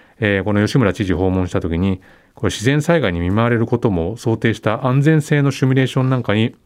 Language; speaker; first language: Japanese; native; Japanese